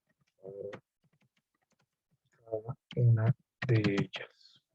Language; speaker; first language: Spanish; native; Spanish